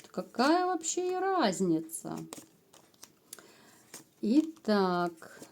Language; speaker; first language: Russian; native; Russian